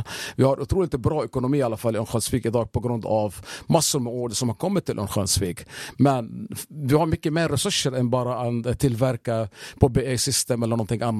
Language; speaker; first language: Swedish; non-native, fluent; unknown